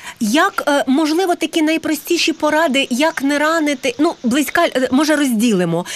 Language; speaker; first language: Ukrainian; native; Ukrainian